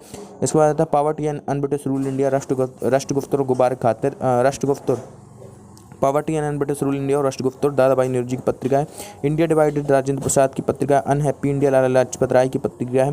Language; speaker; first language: Hindi; native; Hindi